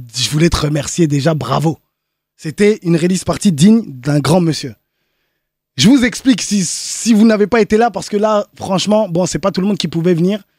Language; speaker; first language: French; native; French